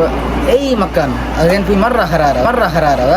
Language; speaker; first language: Arabic; non-native, learner; Bangla